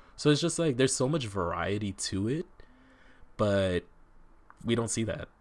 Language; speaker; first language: English; native; English